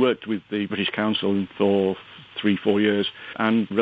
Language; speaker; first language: English; native; English